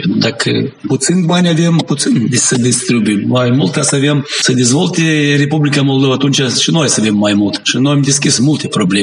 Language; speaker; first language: Romanian; non-native, local second language; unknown